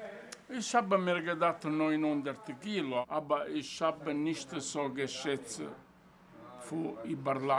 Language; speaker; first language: German; non-native, learner; Italian